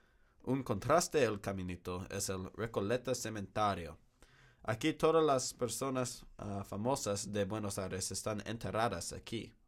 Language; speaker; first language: Spanish; non-native, learner; English